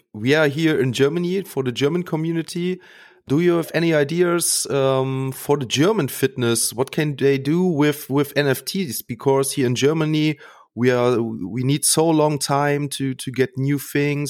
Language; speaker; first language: English; non-native, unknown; German